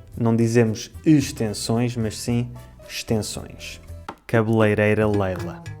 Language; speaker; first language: Portuguese; native; Portuguese